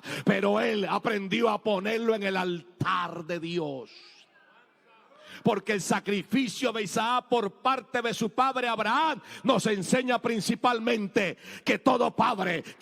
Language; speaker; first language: Spanish; native; Spanish